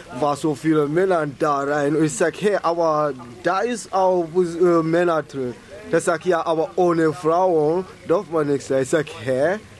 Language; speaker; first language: German; non-native, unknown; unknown